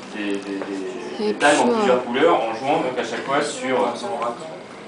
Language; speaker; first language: French; native; French